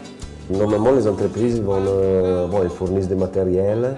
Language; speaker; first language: French; non-native, fluent; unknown